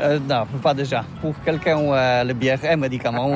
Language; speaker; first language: French; non-native, learner; Polish